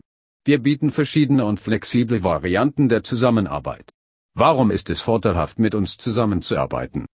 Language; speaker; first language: German; non-native, learner; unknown